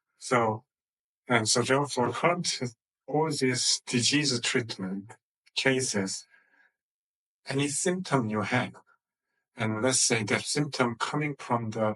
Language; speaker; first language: English; non-native, fluent; Korean